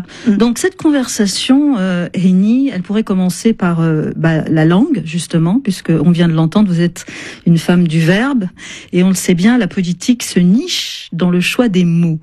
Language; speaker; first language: French; native; French